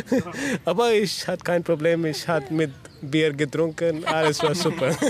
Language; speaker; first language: German; non-native, learner; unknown